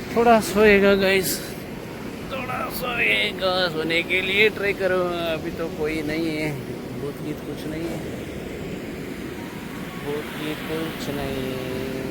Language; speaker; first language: Hindi; non-native, local second language; Kannada